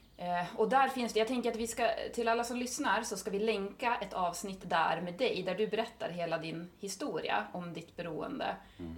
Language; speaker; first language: Swedish; native; Swedish